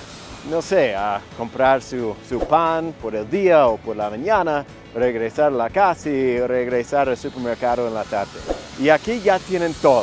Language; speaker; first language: Spanish; non-native, fluent; English